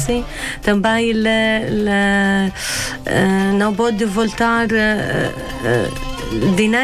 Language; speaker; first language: Portuguese; non-native, learner; Arabic